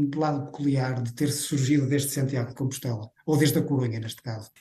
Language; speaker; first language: Portuguese; native; Portuguese